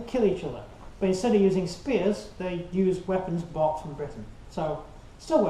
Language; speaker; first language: English; native; English